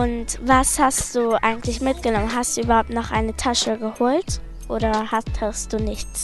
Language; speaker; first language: German; early bilingual, other home language; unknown